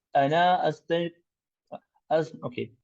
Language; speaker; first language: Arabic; non-native, learner; English